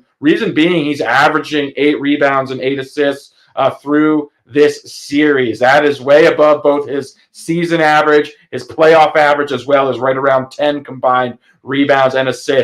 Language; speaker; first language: English; native; English